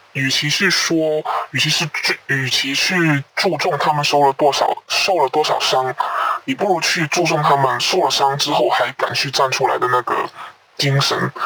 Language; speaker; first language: Chinese; non-native, local second language; Cantonese